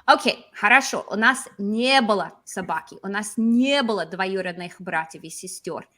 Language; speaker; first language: Russian; non-native, fluent; English